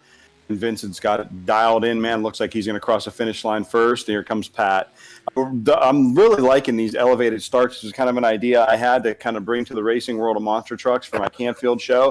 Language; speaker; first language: English; native; English